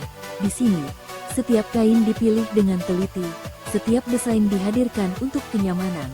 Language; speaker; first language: Indonesian; native; Indonesian